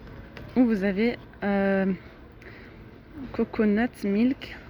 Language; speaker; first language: French; native; French